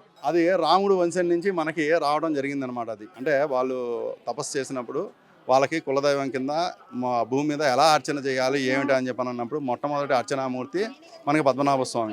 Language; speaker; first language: Telugu; native; Telugu